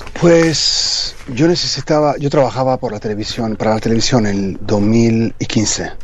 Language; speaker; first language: Spanish; non-native, fluent; Italian